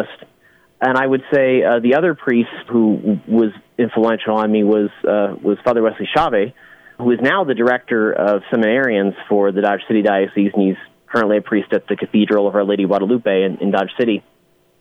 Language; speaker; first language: English; native; English